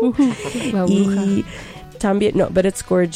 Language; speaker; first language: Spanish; non-native, learner; English